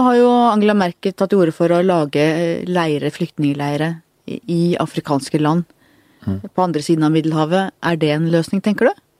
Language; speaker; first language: Norwegian; native; Norwegian